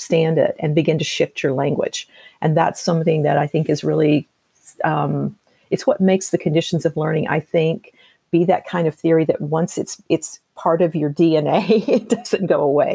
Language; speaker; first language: English; native; English